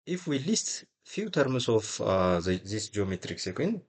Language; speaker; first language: English; non-native, local second language; Amharic